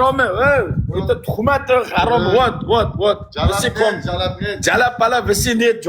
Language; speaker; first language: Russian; non-native, learner; Uzbek